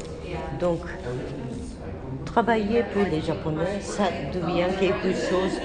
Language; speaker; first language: French; non-native, fluent; Japanese